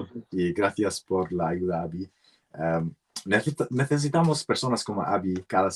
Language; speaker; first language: Spanish; non-native, learner; English